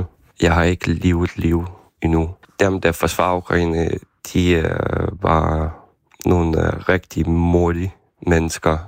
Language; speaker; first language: Danish; non-native, fluent; Ukrainian